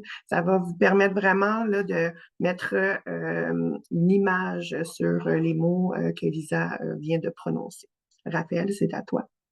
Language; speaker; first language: French; native; French